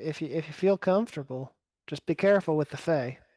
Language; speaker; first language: English; native; English